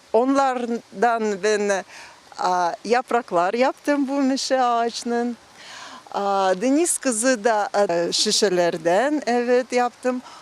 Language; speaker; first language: Turkish; non-native, learner; Russian